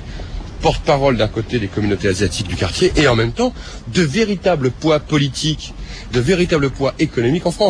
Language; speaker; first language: French; native; French